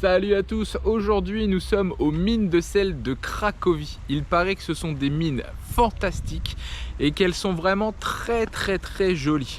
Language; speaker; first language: French; native; French